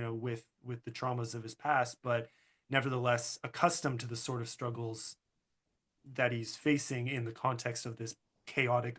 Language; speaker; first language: English; native; English